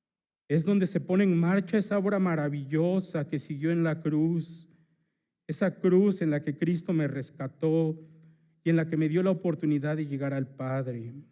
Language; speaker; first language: Spanish; native; Spanish